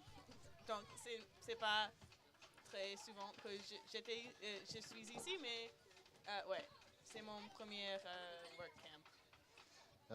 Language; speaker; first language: French; non-native, learner; English